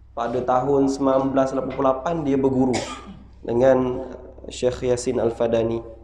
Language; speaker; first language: Malay; native; Malay